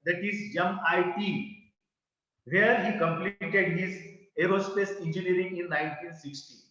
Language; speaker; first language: English; non-native, local second language; Marathi